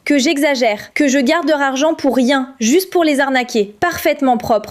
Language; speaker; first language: French; native; French